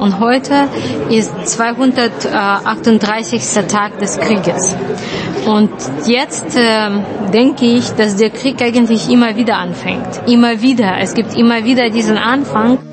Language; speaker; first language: German; non-native, fluent; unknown